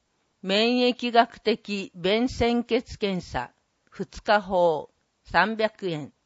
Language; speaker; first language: Japanese; native; Japanese